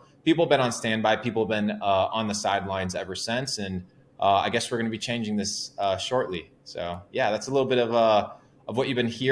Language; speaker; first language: English; non-native, fluent; Spanish